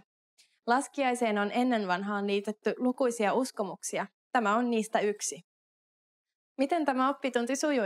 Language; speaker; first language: Finnish; native; Finnish